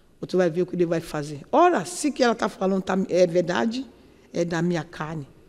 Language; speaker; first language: Portuguese; non-native, learner; Yoruba